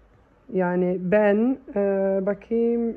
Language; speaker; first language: Turkish; early bilingual, heritage; Turkish